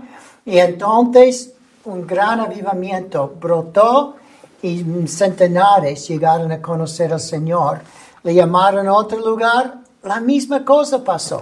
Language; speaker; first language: Spanish; non-native, fluent; English